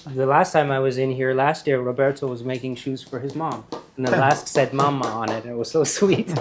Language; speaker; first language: English; early bilingual, heritage; English